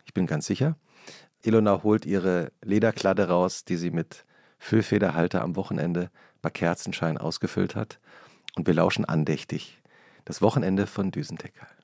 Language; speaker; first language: German; native; German